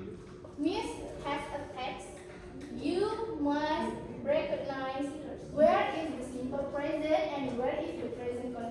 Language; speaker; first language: English; non-native, learner; Indonesian